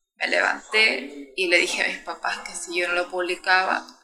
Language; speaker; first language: Spanish; native; Spanish